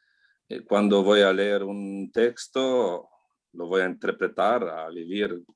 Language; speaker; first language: Spanish; non-native, learner; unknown